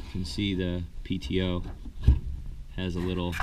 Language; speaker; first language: English; native; English